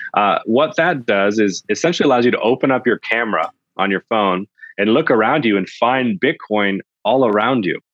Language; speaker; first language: English; native; English